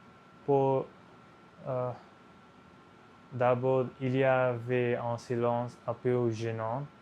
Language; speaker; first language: French; non-native, learner; Punjabi